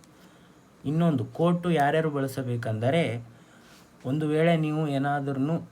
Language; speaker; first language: Kannada; native; Kannada